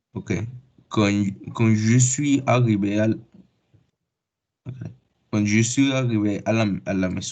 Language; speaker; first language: French; non-native, learner; Spanish